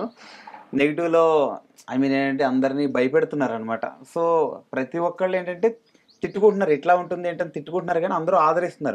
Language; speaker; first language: Telugu; native; Telugu